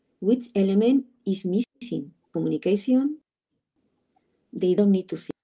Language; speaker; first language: English; non-native, learner; Spanish